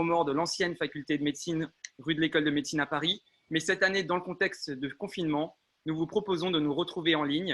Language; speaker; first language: French; native; French